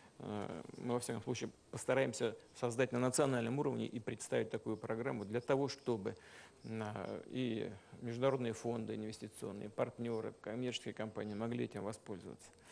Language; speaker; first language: Russian; native; Russian